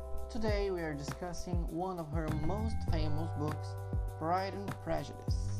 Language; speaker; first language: English; non-native, fluent; Portuguese